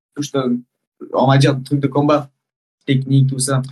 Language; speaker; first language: French; early bilingual, heritage; Russian